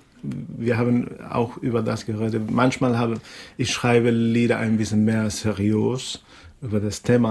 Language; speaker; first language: German; non-native, learner; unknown